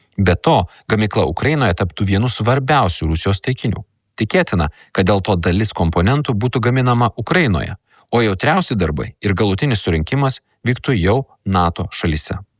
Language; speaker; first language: Lithuanian; native; Lithuanian